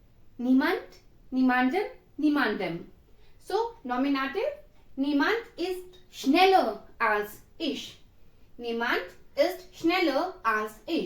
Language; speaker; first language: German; non-native, fluent; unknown